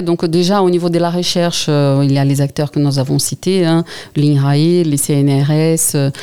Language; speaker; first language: French; non-native, fluent; Portuguese